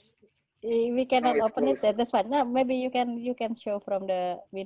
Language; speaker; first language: English; non-native, fluent; Indonesian